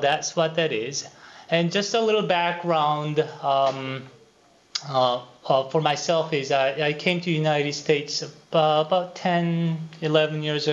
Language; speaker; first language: English; non-native, fluent; Korean